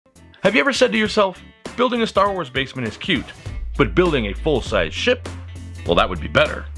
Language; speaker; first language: English; native; English